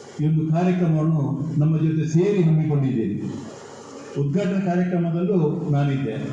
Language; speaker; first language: Kannada; non-native, local second language; Tulu